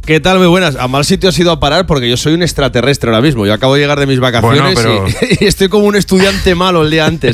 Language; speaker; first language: Spanish; native; Spanish